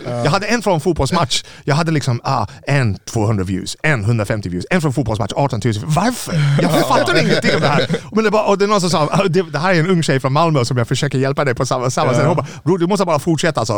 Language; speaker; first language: Swedish; non-native, fluent; English